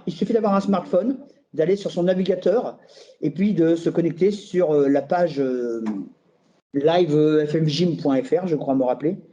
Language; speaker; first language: French; native; French